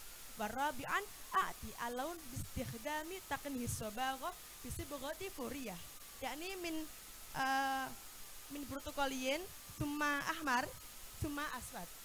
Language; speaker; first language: Arabic; non-native, learner; Indonesian